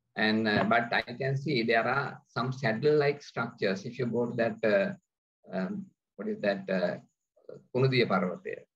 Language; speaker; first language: English; non-native, local second language; Sinhala